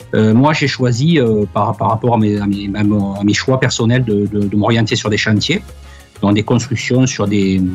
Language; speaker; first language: French; native; French